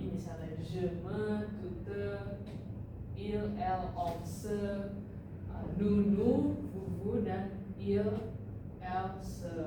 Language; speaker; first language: French; non-native, learner; Indonesian